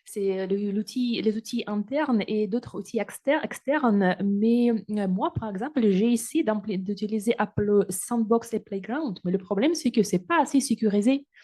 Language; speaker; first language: French; non-native, fluent; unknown